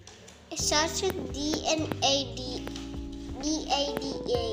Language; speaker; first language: English; non-native, learner; Indonesian